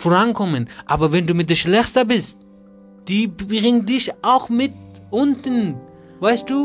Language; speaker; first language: German; non-native, learner; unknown